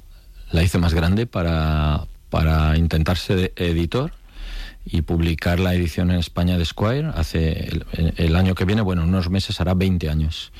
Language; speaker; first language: Spanish; native; Spanish